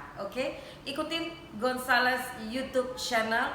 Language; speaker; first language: Indonesian; native; Indonesian